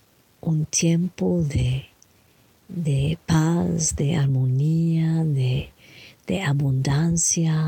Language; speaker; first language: Spanish; non-native, learner; English